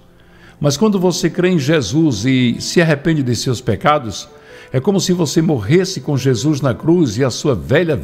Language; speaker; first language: Portuguese; native; Portuguese